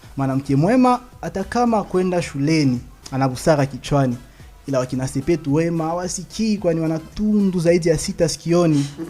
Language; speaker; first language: Swahili; native; Swahili